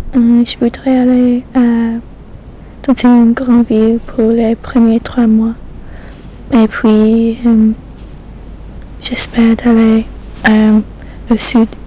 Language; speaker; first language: French; non-native, learner; English